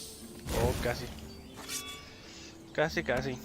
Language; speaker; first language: Spanish; native; Spanish